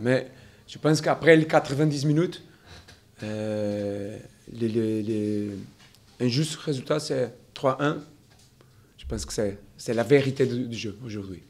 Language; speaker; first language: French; non-native, learner; Portuguese